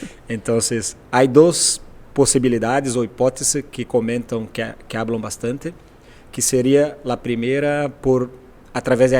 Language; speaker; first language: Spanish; non-native, fluent; Portuguese